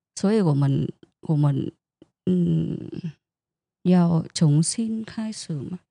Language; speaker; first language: Chinese; non-native, fluent; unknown